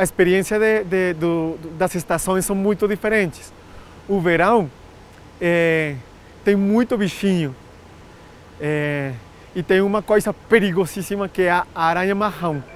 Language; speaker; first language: Portuguese; non-native, fluent; Spanish